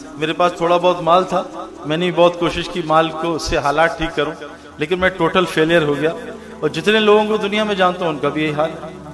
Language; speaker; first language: Urdu; native; Urdu